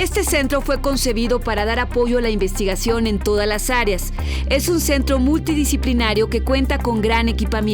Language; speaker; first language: Spanish; native; Spanish